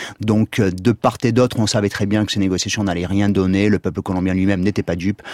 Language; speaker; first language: French; native; French